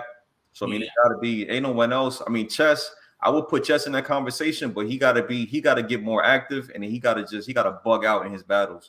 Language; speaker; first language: English; native; English